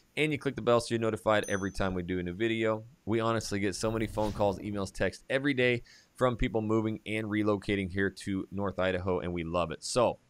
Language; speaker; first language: English; native; English